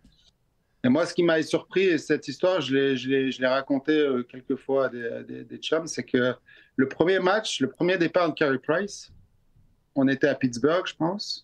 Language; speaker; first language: French; native; French